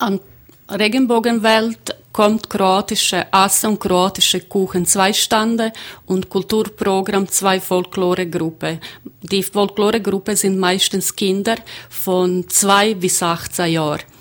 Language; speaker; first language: German; non-native, learner; Croatian